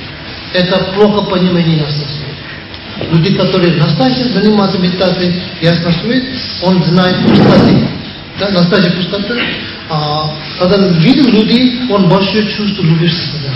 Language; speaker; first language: Russian; non-native, learner; Tibetan